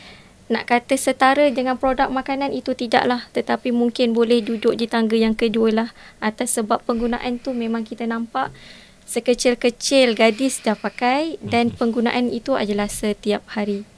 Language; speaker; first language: Malay; native; Malay